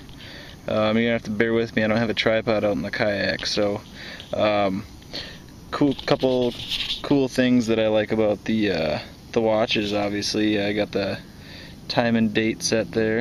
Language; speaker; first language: English; native; English